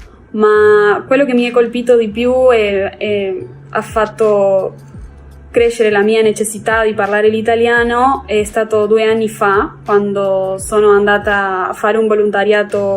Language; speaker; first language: Italian; non-native, fluent; Spanish